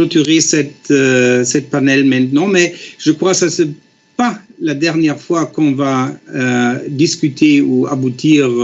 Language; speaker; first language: French; non-native, fluent; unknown